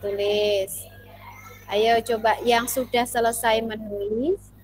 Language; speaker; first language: Indonesian; native; Indonesian